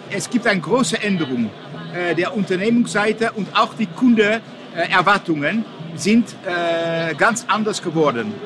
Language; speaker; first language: German; non-native, fluent; Dutch